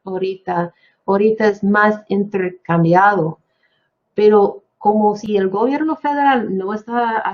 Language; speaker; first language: Spanish; non-native, fluent; English